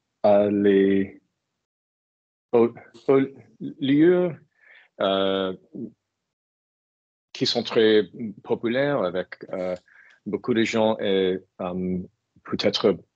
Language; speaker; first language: French; non-native, learner; English